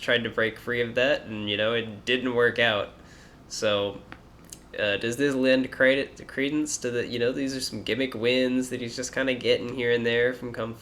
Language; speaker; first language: English; native; English